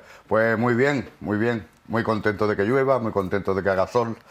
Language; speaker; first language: Spanish; native; Spanish